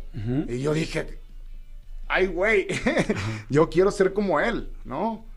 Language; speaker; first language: Spanish; native; Spanish